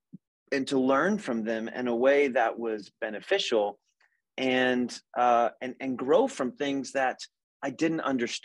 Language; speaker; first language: English; native; English